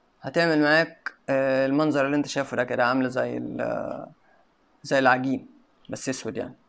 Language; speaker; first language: Arabic; native; Arabic